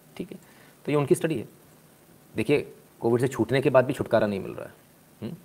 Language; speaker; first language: Hindi; native; Hindi